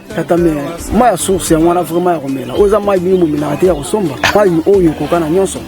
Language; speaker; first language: Lingala; non-native, local second language; Kongo